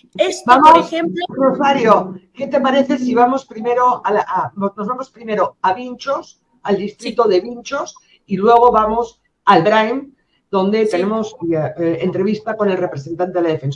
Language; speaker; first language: Spanish; native; Spanish